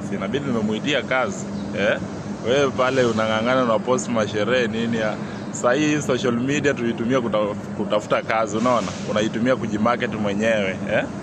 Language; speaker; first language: Swahili; native; Swahili